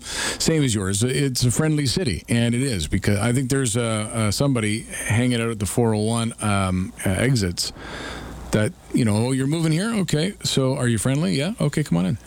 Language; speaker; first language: English; native; English